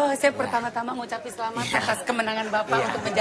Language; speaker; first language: Indonesian; native; Indonesian